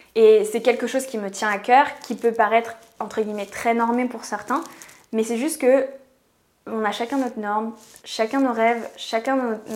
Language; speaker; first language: French; native; French